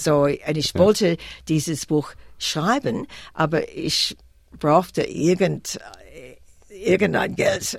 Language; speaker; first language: German; non-native, fluent; English